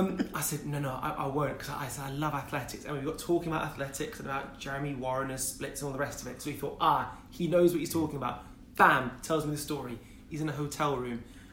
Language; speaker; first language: English; native; English